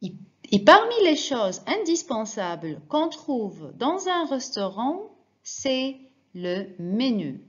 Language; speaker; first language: French; non-native, fluent; Arabic